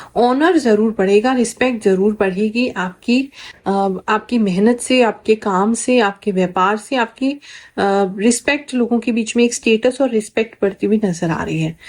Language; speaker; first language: Hindi; native; Hindi